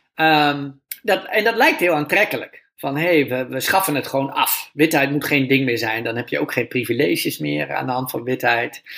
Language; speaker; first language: Dutch; native; Dutch